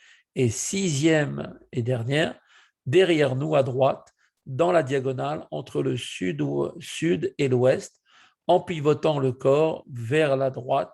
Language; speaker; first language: French; native; French